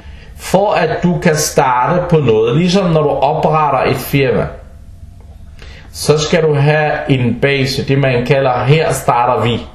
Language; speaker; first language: Danish; non-native, fluent; Arabic